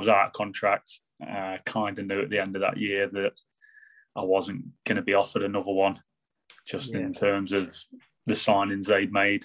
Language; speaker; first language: English; native; English